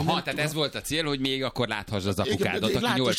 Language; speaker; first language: Hungarian; native; Hungarian